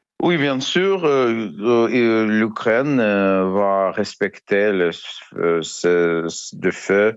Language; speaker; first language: French; non-native, learner; Ukrainian